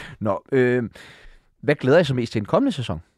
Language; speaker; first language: Danish; native; Danish